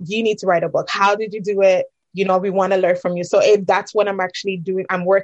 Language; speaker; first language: English; non-native, local second language; Akan